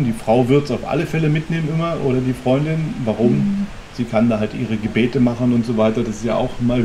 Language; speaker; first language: German; native; German